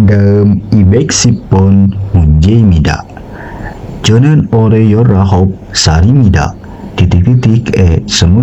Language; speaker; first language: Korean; non-native, fluent; Indonesian